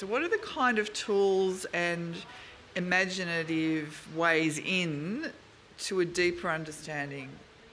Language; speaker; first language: English; native; English